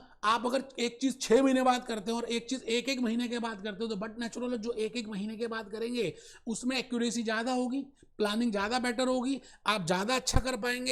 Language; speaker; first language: Hindi; native; Hindi